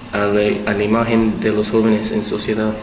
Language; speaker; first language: Spanish; early bilingual, heritage; Spanish